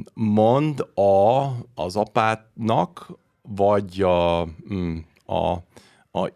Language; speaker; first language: Hungarian; non-native, learner; English